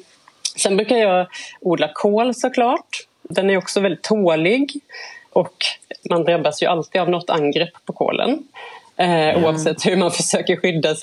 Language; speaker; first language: Swedish; native; Swedish